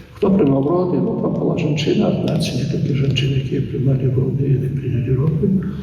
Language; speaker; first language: Belarusian; native; Belarusian